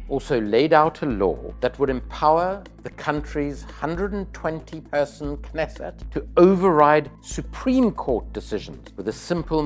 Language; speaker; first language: English; native; English